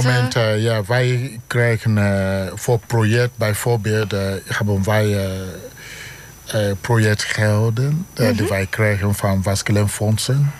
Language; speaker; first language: Dutch; non-native, learner; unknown